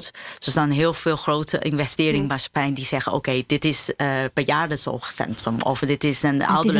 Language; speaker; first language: Dutch; non-native, fluent; Chinese